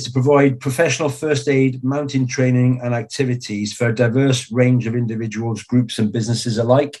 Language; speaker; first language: English; native; English